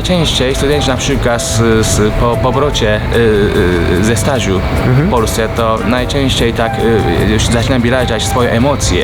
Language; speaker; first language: Polish; non-native, fluent; Japanese